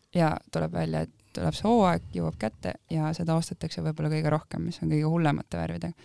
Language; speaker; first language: Estonian; native; Estonian